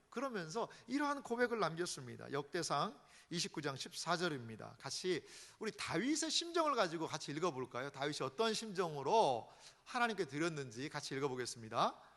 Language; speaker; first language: Korean; native; Korean